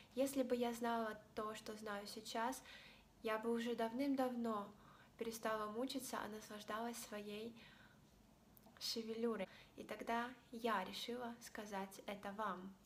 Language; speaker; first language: Russian; native; Russian